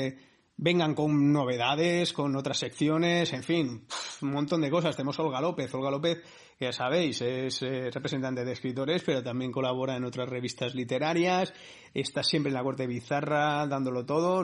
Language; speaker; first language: Spanish; native; Spanish